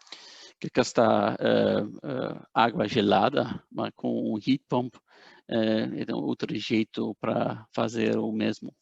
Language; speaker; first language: Portuguese; non-native, fluent; Dutch